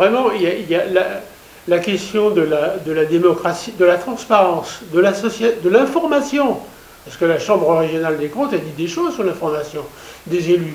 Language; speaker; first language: French; native; French